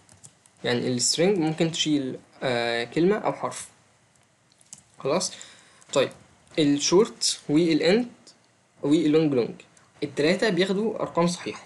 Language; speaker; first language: Arabic; native; Arabic